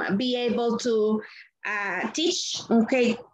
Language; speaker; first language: English; non-native, fluent; Spanish